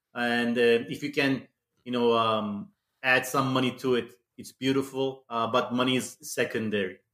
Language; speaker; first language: English; non-native, fluent; Turkish